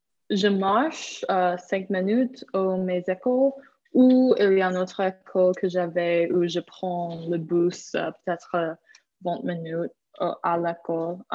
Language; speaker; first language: French; non-native, fluent; English